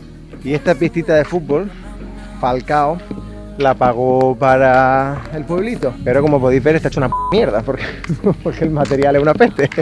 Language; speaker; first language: Spanish; native; Spanish